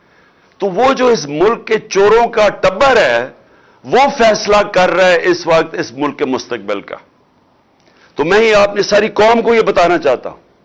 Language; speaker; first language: Urdu; native; Urdu